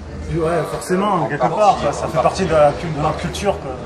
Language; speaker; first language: French; native; French